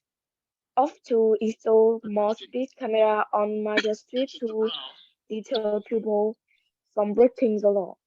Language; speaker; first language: English; non-native, learner; Vietnamese